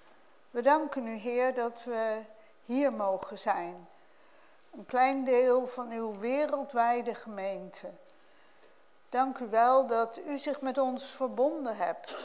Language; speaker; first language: Dutch; native; Dutch